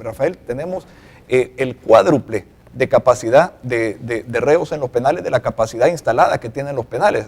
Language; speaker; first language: Spanish; native; Spanish